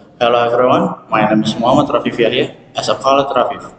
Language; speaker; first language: English; non-native, learner; Indonesian